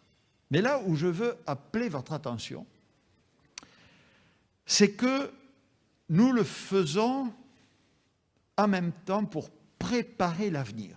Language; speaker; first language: French; native; French